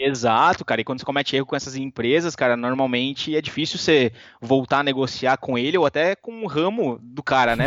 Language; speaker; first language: Portuguese; native; Portuguese